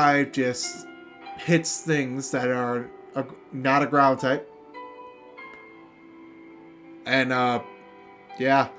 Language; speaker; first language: English; native; English